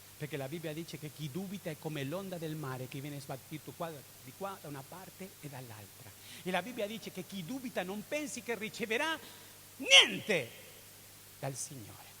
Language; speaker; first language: Italian; non-native, fluent; Spanish